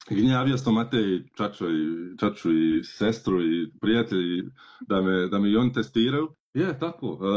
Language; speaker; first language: Serbian; early bilingual, heritage; Croatian